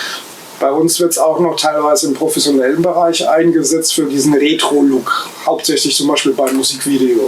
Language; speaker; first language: German; native; German